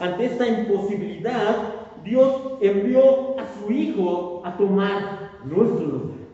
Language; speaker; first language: Spanish; native; Spanish